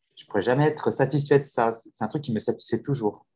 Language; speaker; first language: French; native; French